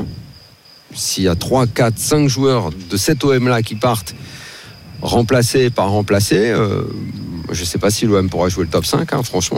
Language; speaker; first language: French; native; French